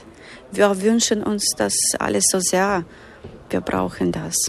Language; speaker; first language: German; non-native, fluent; Ukrainian